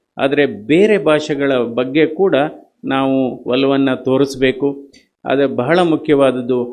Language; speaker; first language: Kannada; native; Kannada